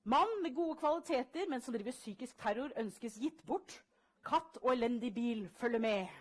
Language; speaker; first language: Norwegian; early bilingual, other home language; English